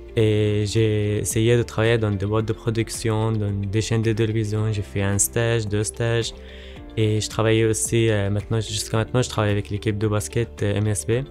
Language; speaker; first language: French; non-native, learner; Arabic